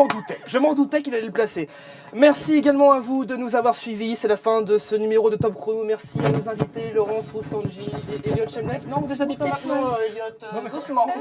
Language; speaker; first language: French; native; French